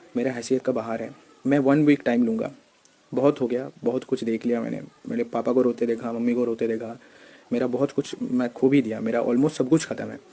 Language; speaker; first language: Hindi; non-native, local second language; Bangla